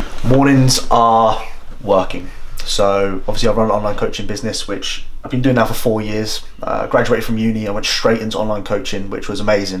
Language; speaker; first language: English; native; English